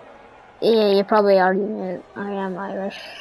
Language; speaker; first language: English; native; English